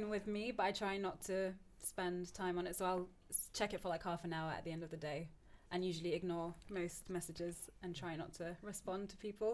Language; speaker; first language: English; early bilingual, other home language; Turkish